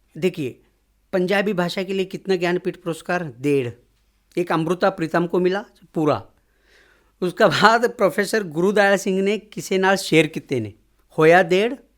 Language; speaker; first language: Hindi; non-native, local second language; Kannada